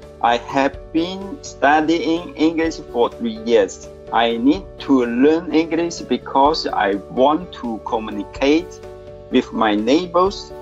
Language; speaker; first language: English; non-native, learner; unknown